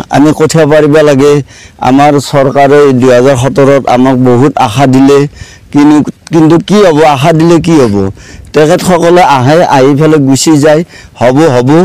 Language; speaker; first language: Assamese; native; Assamese